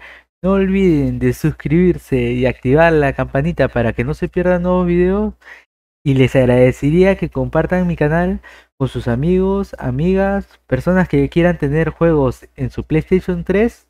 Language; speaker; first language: Spanish; native; Spanish